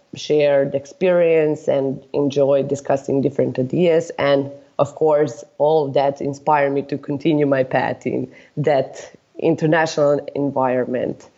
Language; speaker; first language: English; non-native, fluent; Serbian